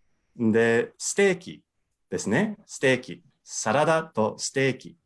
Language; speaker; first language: Japanese; non-native, fluent; English